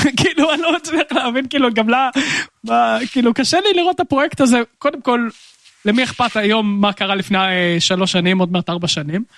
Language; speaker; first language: Hebrew; native; Hebrew